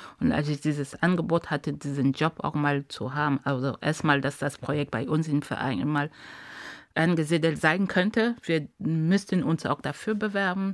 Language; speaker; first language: German; non-native, fluent; Ghomala